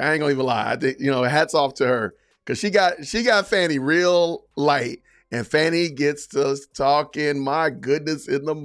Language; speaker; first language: English; native; English